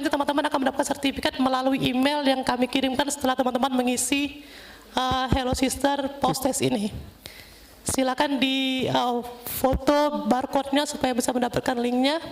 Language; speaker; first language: Indonesian; native; Indonesian